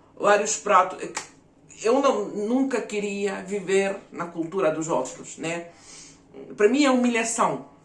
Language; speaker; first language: Portuguese; early bilingual, other home language; Ukrainian